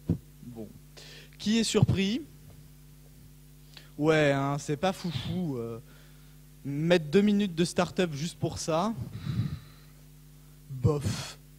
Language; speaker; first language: French; native; French